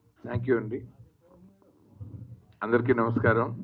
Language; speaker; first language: Telugu; native; Telugu